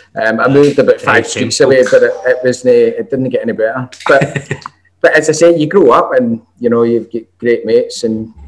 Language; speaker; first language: English; native; English